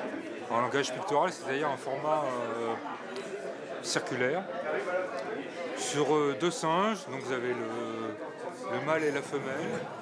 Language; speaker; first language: French; native; French